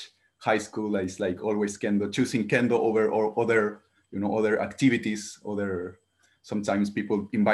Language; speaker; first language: English; non-native, learner; Spanish